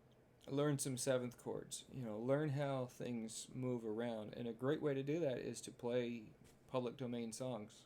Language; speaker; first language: English; native; English